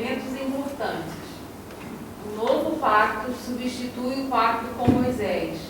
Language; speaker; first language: Portuguese; native; Portuguese